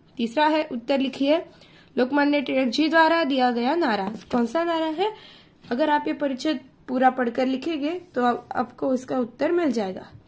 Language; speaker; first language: Hindi; non-native, local second language; Marathi